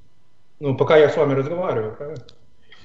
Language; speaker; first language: Russian; non-native, fluent; English